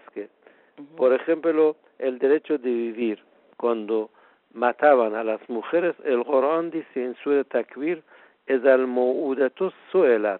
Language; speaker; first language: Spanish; non-native, fluent; Persian